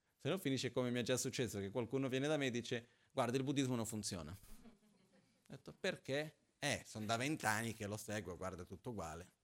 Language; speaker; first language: Italian; non-native, fluent; Portuguese